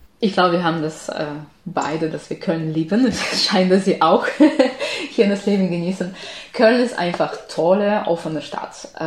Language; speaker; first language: German; non-native, fluent; Ukrainian